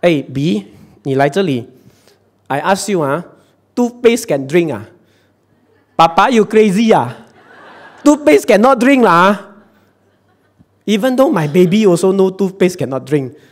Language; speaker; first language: English; non-native, local second language; Chinese